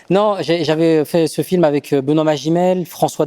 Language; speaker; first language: French; native; French